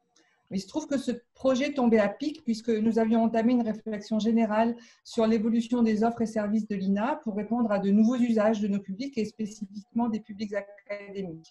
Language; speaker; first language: French; native; French